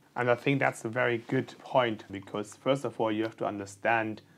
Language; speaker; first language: English; non-native, fluent; German